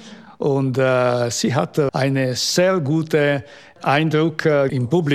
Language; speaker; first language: German; non-native, local second language; Italian